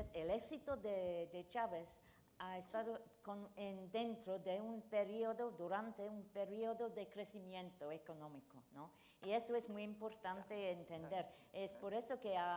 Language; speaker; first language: Spanish; non-native, fluent; English